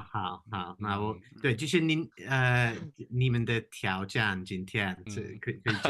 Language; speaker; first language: Chinese; non-native, fluent; English